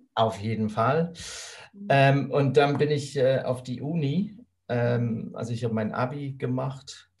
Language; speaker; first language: German; non-native, fluent; English